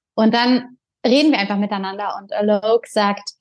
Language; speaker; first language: German; early bilingual, other home language; Bulgarian